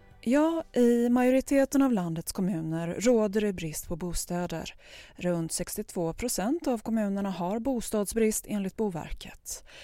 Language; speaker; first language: Swedish; native; Swedish